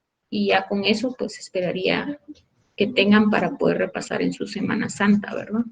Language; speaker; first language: Spanish; native; Spanish